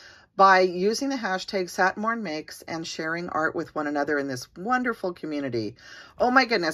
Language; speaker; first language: English; native; English